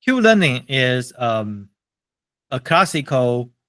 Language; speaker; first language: English; non-native, fluent; Chinese